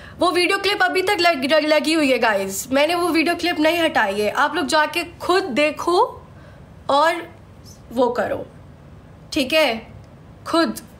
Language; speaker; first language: Urdu; native; Urdu